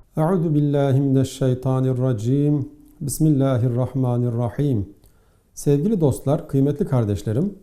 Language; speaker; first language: Turkish; native; Turkish